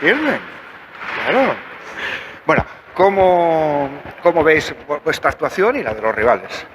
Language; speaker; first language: Spanish; native; Spanish